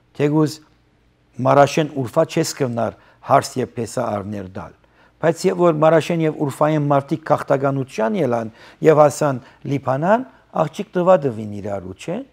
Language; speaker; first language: Armenian; early bilingual, heritage; Armenian